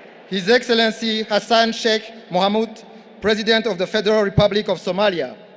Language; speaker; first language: English; non-native, local second language; Kinyarwanda